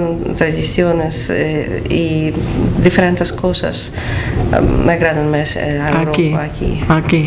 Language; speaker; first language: Catalan; non-native, learner; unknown